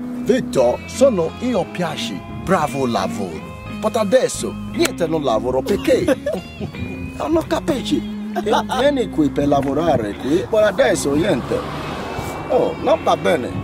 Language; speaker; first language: Italian; non-native, learner; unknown